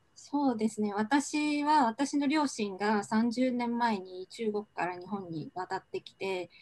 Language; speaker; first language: Japanese; native; Japanese